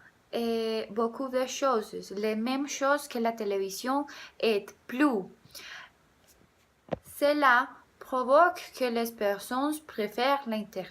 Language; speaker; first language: French; non-native, learner; Spanish